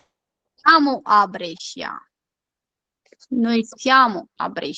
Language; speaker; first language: Italian; non-native, fluent; Urdu